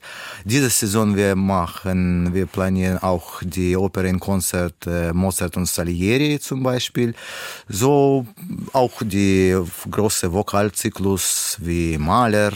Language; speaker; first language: German; non-native, fluent; Russian